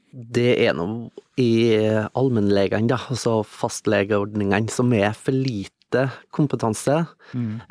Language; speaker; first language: Norwegian; native; Norwegian